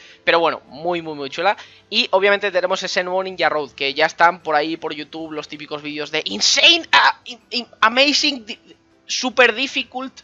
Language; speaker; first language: Spanish; native; Spanish